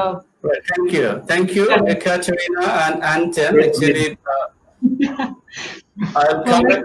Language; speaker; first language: English; non-native, fluent; Bangla